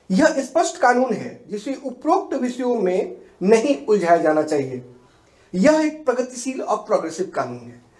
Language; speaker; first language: Hindi; native; Hindi